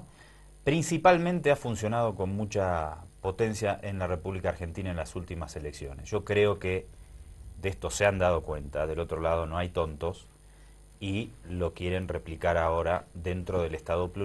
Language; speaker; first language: Spanish; native; Spanish